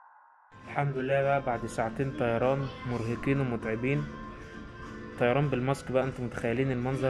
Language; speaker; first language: Arabic; native; Arabic